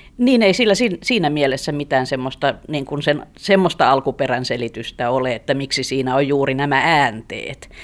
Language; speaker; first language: Finnish; native; Finnish